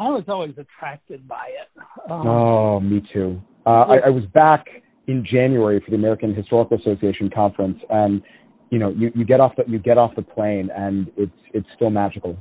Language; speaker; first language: English; native; English